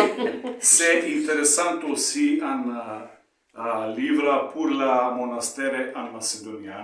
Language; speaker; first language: French; non-native, learner; Macedonian